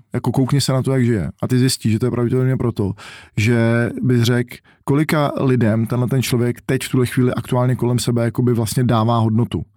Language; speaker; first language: Czech; native; Czech